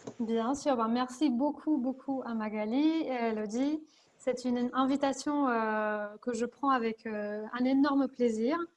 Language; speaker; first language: French; non-native, fluent; Spanish